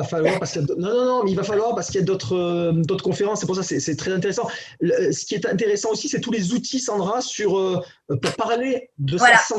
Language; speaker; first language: French; native; French